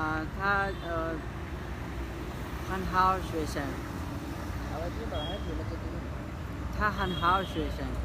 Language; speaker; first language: Chinese; non-native, learner; Hindi